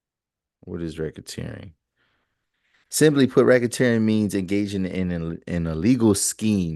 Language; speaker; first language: English; native; English